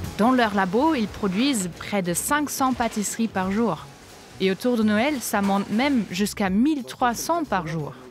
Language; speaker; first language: French; non-native, fluent; German